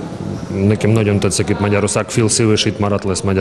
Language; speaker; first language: Hungarian; non-native, learner; Russian